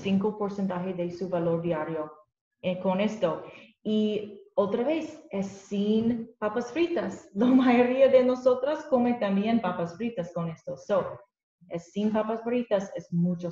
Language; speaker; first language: Spanish; non-native, learner; English